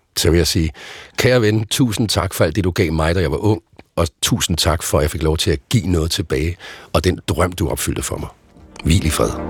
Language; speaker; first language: Danish; native; Danish